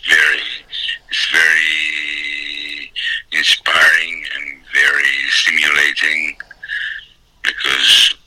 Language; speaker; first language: English; non-native, fluent; Italian